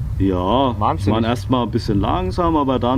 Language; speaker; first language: German; native; German